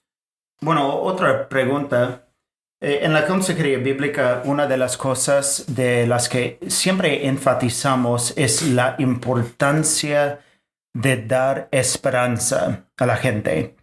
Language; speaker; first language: Spanish; non-native, fluent; English